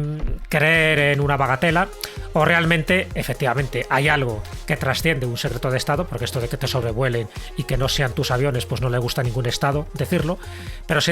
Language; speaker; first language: Spanish; native; Spanish